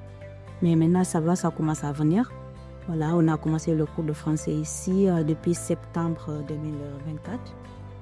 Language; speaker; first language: French; non-native, fluent; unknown